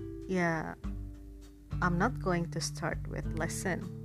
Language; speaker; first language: English; non-native, fluent; Indonesian